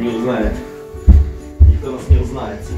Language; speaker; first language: Russian; native; Russian